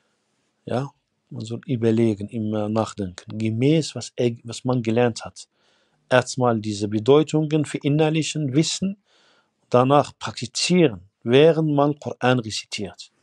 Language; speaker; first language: German; non-native, fluent; Arabic